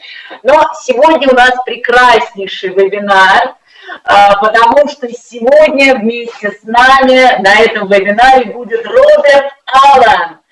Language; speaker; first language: Russian; native; Russian